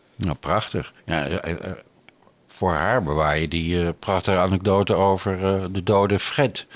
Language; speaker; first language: Dutch; native; Dutch